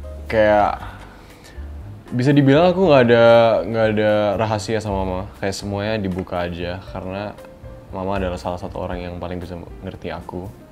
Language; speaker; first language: Indonesian; non-native, fluent; English